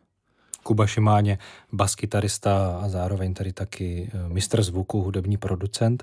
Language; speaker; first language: Czech; native; Czech